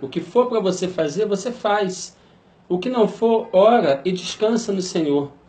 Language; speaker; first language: Portuguese; native; Portuguese